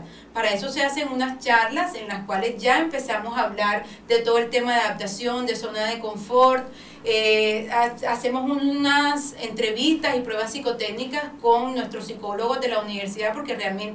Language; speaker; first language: Spanish; native; Spanish